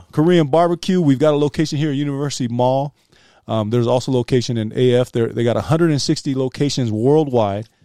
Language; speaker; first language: English; native; English